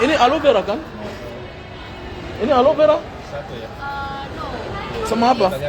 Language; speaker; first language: Indonesian; non-native, learner; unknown